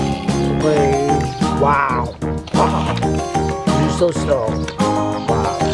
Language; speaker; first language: English; non-native, learner; Vietnamese